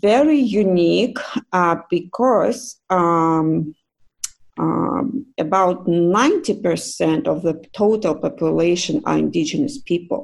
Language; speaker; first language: English; non-native, fluent; Russian